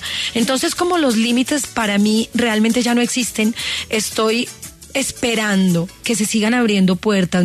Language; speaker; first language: Spanish; native; Spanish